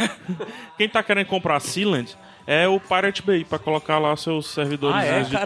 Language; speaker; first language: Portuguese; native; Portuguese